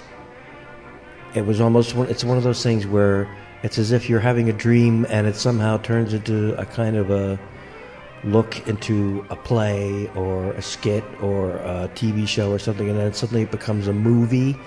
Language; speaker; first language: English; native; English